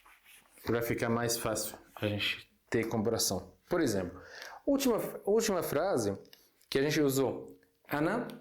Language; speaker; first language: Portuguese; non-native, fluent; Arabic